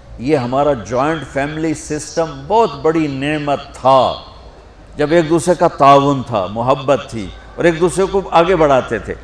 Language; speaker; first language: Urdu; non-native, local second language; Punjabi